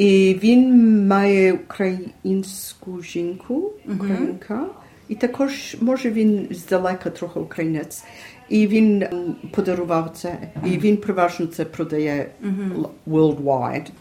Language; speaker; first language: Ukrainian; early bilingual, heritage; Ukrainian